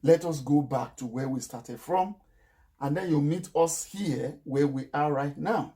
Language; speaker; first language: English; non-native, local second language; Yoruba